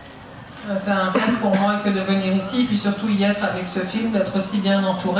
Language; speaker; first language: French; native; French